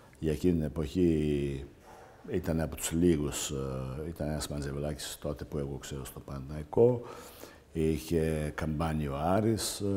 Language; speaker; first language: Greek; non-native, fluent; Serbian